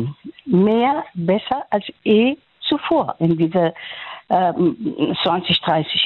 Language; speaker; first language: German; non-native, fluent; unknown